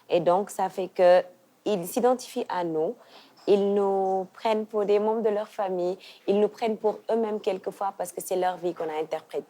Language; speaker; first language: French; non-native, local second language; Wolof